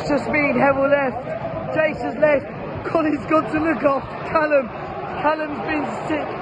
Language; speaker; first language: English; native; English